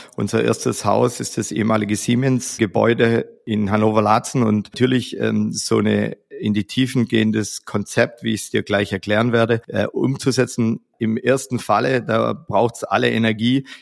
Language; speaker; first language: German; native; German